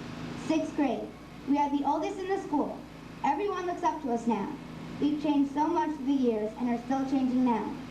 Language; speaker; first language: English; native; English